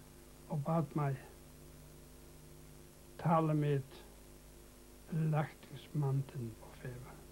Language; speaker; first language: Danish; non-native, local second language; Faroese